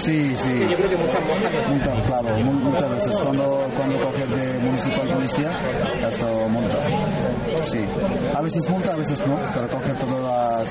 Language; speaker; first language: Spanish; non-native, learner; Bangla